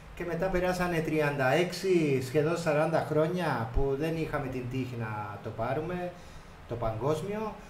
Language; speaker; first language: Greek; non-native, fluent; Spanish